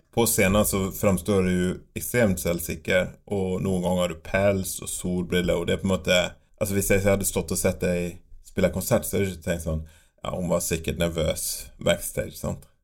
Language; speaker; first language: Norwegian; native; Norwegian